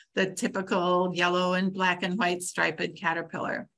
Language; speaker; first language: English; native; English